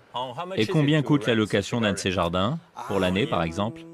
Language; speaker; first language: French; native; French